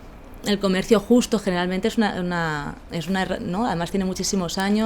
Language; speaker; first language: Spanish; native; Spanish